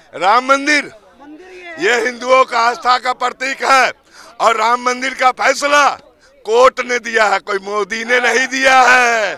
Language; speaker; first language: Hindi; native; Hindi